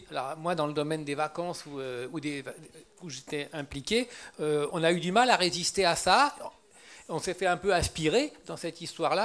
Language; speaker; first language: French; native; French